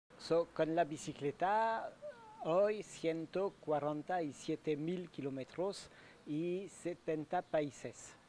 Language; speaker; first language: Spanish; non-native, learner; French